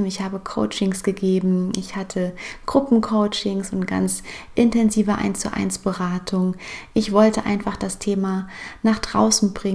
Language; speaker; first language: German; native; German